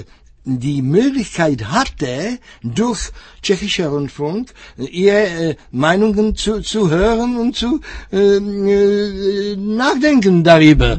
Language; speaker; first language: German; non-native, fluent; Czech